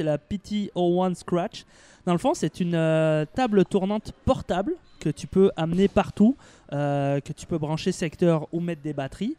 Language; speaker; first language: French; native; French